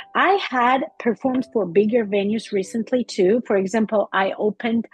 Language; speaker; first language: English; non-native, fluent; Russian